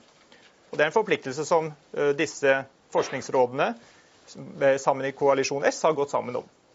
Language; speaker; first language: Norwegian; native; Norwegian